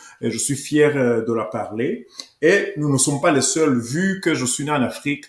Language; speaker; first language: French; non-native, local second language; Kinyarwanda